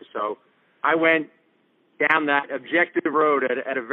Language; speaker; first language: English; native; English